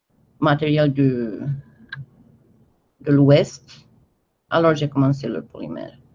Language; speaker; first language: French; non-native, fluent; Romanian